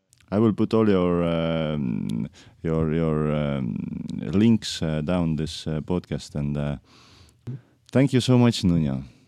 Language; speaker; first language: English; non-native, fluent; Estonian